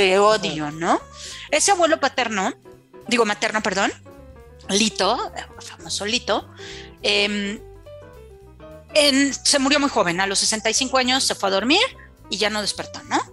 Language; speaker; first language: Spanish; native; Spanish